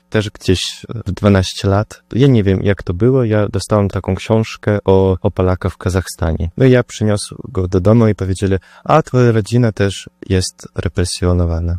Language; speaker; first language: Polish; non-native, learner; Russian